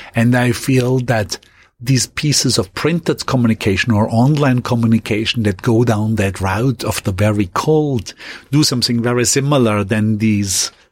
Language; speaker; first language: English; non-native, fluent; German